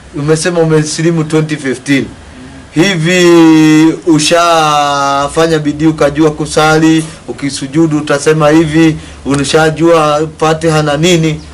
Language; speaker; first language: Swahili; non-native, local second language; Kikuyu